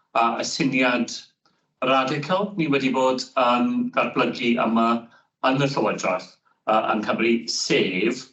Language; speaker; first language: Welsh; non-native, fluent; English